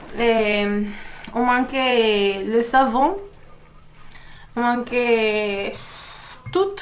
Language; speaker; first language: French; non-native, fluent; Romanian